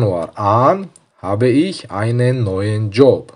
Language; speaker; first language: German; non-native, learner; Tajik